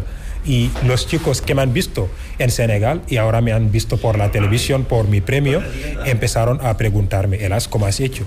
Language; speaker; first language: Spanish; non-native, fluent; Wolof